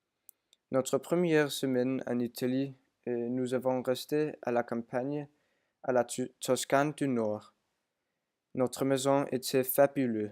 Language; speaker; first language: French; non-native, learner; Danish